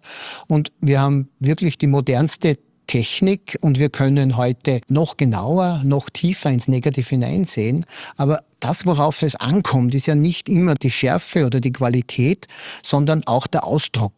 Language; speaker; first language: German; native; German